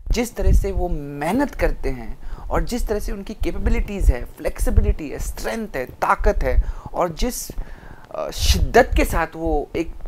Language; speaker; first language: Hindi; non-native, local second language; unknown